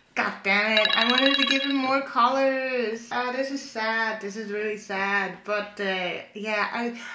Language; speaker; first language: English; non-native, fluent; German